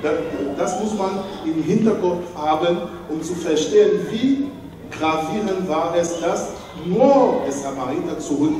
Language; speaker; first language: German; non-native, learner; French